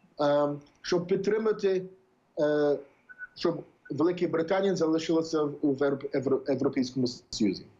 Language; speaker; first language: Ukrainian; early bilingual, heritage; English